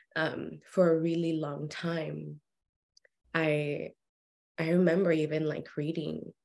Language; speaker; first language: English; early bilingual, other home language; Spanish